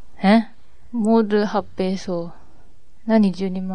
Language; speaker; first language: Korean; non-native, learner; Japanese